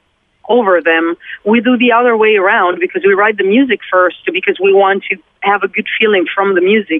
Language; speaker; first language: English; non-native, fluent; Italian